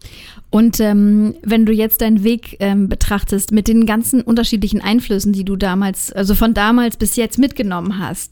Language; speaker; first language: German; native; German